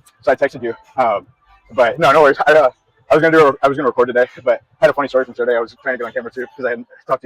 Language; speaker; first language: English; native; English